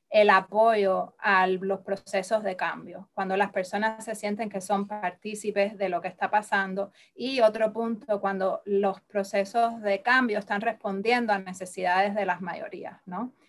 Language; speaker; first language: Spanish; native; Spanish